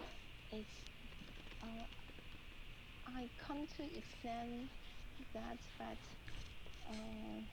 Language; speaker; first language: English; non-native, learner; Chinese